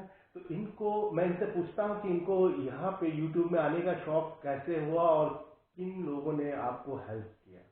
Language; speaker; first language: Hindi; native; Hindi